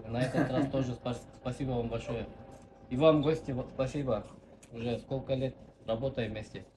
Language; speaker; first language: Russian; non-native, local second language; Kyrgyz